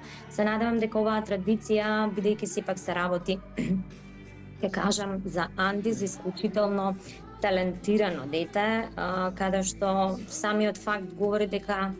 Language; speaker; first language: Macedonian; native; Macedonian